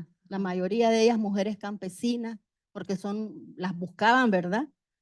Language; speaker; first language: Spanish; native; Spanish